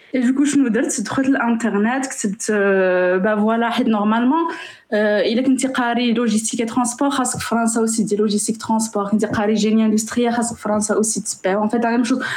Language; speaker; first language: French; non-native, local second language; Arabic